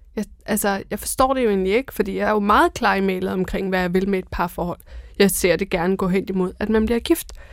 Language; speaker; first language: Danish; early bilingual, other home language; Persian